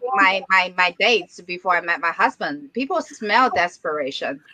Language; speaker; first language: English; non-native, fluent; Chinese